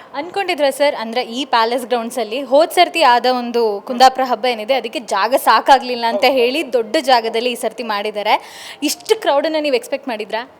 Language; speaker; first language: Kannada; native; Kannada